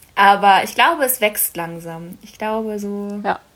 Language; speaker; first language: German; native; German